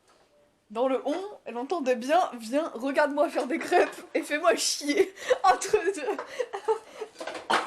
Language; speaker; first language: French; native; French